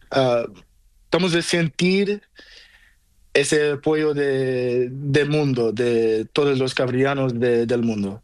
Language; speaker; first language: Spanish; non-native, learner; Portuguese